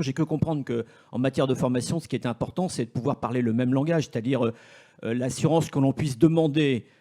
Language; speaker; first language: French; native; French